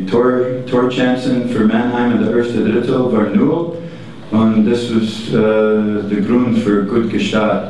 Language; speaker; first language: German; non-native, learner; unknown